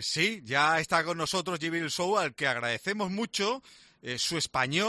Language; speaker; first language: Spanish; native; Spanish